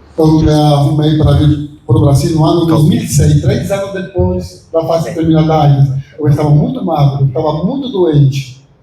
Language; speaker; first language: Portuguese; non-native, fluent; Spanish